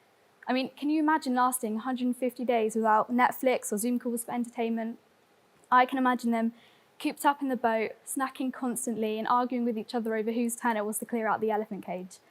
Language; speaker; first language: English; native; English